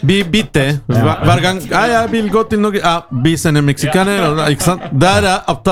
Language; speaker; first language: Norwegian; non-native, learner; Spanish